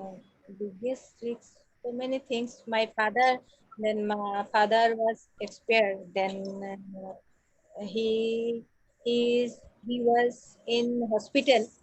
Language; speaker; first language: English; non-native, learner; Assamese